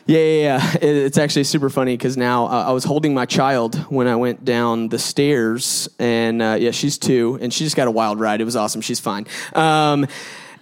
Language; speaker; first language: English; native; English